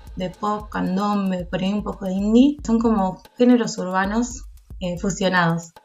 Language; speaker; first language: Spanish; native; Spanish